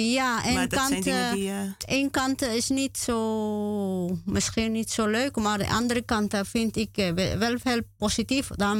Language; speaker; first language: Dutch; non-native, learner; Spanish